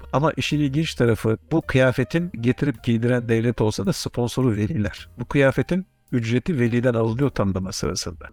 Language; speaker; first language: Turkish; native; Turkish